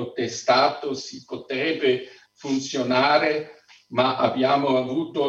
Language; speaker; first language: Italian; non-native, fluent; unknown